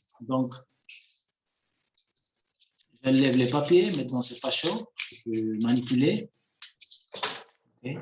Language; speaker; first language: French; non-native, fluent; Spanish